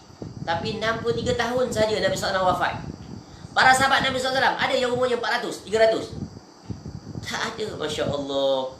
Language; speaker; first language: Malay; native; Malay